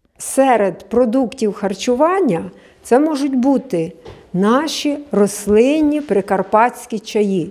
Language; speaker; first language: Ukrainian; native; Ukrainian